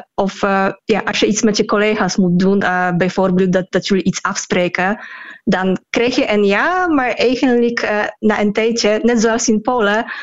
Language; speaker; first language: Dutch; non-native, fluent; Polish